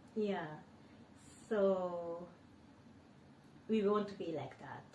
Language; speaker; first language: English; non-native, learner; Japanese